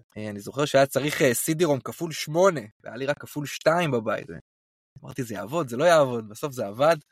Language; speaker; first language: Hebrew; native; Hebrew